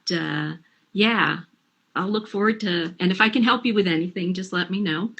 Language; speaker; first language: English; native; English